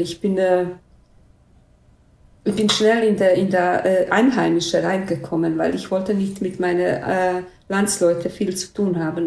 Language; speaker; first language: German; non-native, fluent; Bosnian